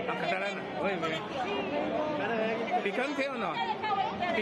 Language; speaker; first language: Spanish; non-native, learner; Chinese